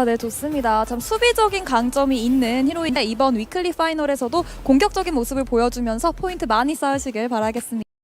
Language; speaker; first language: Korean; native; Korean